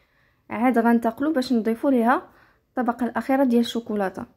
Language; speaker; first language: Arabic; native; Arabic